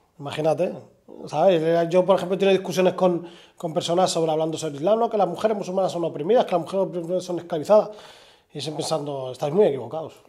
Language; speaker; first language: Spanish; early bilingual, other home language; Arabic